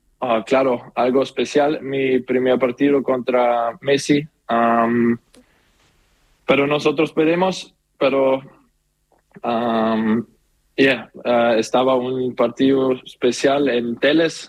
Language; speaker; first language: Spanish; non-native, learner; German